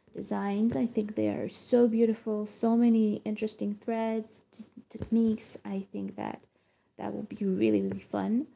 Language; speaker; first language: English; non-native, fluent; Hebrew